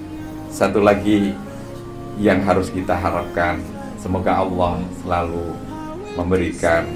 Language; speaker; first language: Indonesian; native; Indonesian